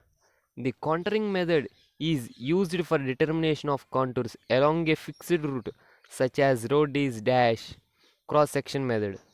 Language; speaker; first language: English; non-native, local second language; Telugu